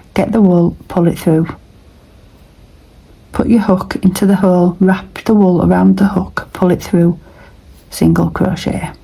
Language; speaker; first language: English; native; English